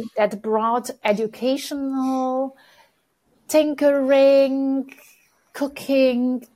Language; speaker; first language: English; non-native, fluent; Romanian